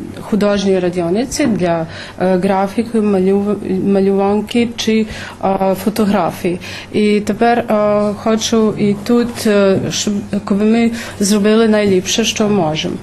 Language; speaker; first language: Ukrainian; early bilingual, heritage; Ukrainian